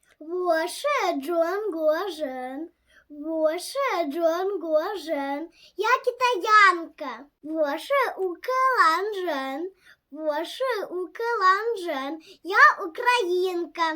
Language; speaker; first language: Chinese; non-native, learner; Ukrainian